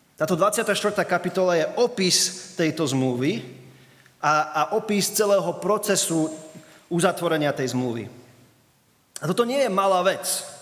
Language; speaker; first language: Slovak; early bilingual, other home language; English